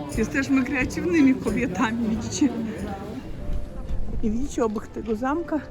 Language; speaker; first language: Polish; non-native, learner; Russian